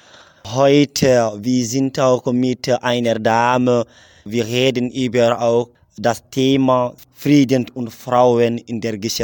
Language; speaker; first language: German; non-native, learner; French